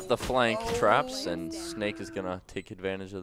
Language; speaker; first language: English; native; English